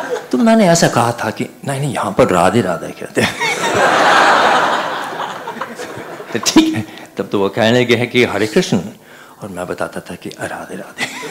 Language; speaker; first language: Hindi; non-native, fluent; English